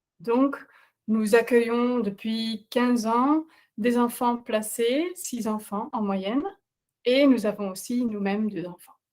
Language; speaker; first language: French; non-native, fluent; Dutch